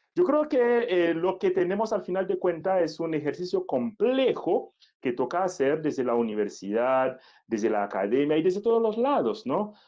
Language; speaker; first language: Spanish; non-native, fluent; Haitian Creole